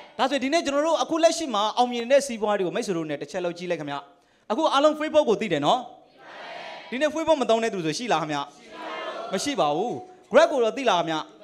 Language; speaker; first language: Burmese; native; Burmese